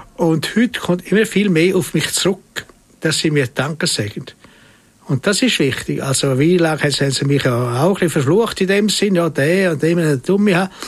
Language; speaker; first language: German; native; German